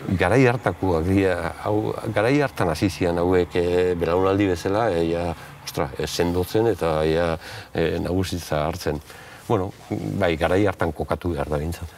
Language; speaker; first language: Basque; native; Basque